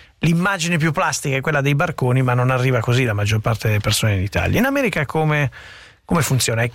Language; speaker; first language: Italian; native; Italian